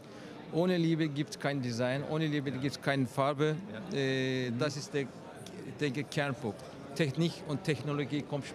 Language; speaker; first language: German; non-native, fluent; Turkish